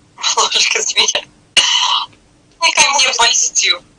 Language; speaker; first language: Russian; native; Russian